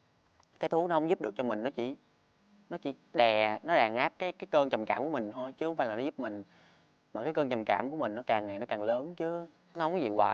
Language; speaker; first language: Vietnamese; native; Vietnamese